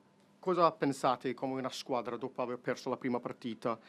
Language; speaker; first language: Italian; non-native, fluent; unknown